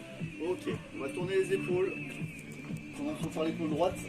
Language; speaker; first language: French; native; French